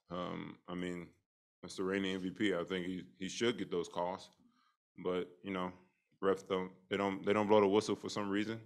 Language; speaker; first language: English; native; English